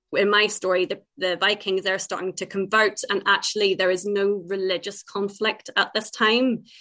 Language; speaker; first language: English; native; English